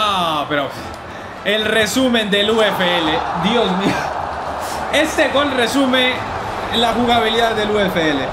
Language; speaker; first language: Spanish; native; Spanish